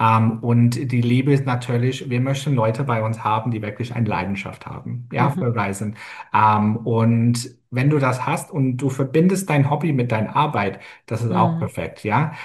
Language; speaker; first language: German; non-native, fluent; English